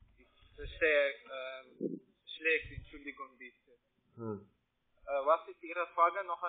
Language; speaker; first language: German; non-native, learner; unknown